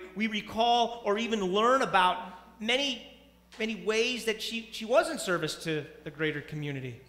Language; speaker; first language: English; native; English